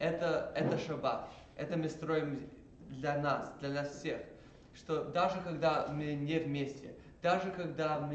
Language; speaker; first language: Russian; early bilingual, heritage; English